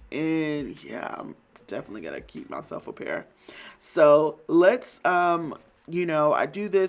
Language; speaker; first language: English; native; English